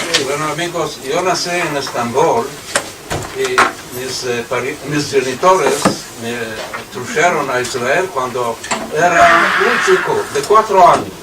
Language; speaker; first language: Spanish; early bilingual, heritage; Ladino